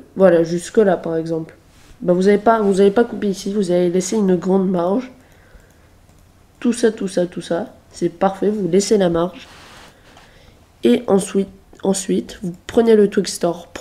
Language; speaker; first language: French; native; French